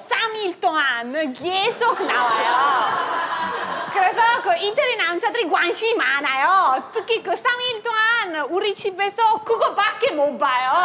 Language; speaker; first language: Korean; non-native, learner; Italian